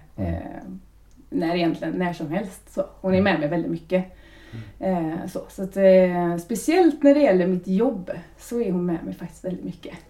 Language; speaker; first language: Swedish; native; Swedish